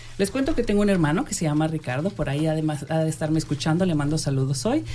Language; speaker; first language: Spanish; native; Spanish